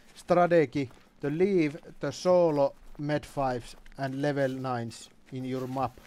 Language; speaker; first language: English; non-native, learner; Finnish